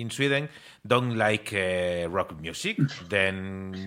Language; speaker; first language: English; non-native, learner; Spanish